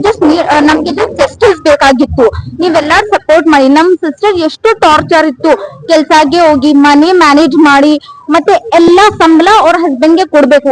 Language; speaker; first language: Kannada; non-native, local second language; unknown